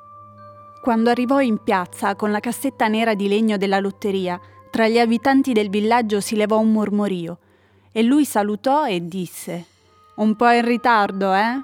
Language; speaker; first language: Italian; native; Italian